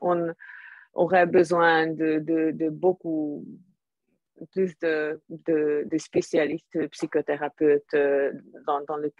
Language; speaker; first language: French; non-native, fluent; Hungarian